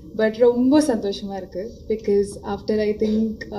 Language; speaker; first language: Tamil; non-native, local second language; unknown